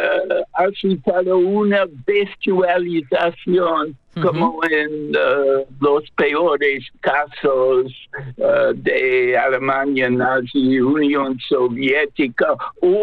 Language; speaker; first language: Spanish; non-native, fluent; English